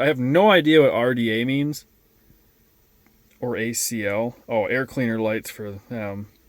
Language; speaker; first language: English; native; English